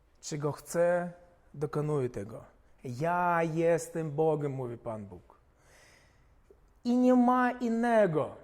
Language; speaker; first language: Polish; non-native, fluent; Ukrainian